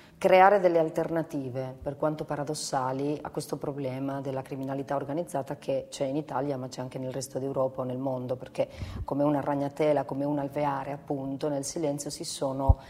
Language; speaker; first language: Italian; non-native, fluent; Spanish